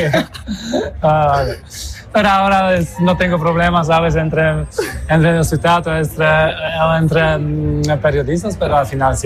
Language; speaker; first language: Spanish; non-native, fluent; Polish